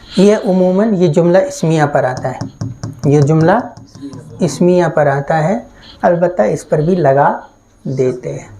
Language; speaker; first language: Urdu; native; Urdu